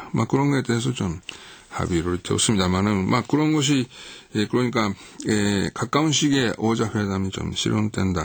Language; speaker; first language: Korean; non-native, fluent; Japanese